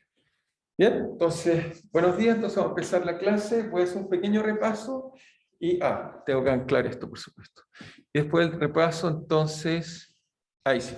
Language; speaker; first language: Spanish; native; Spanish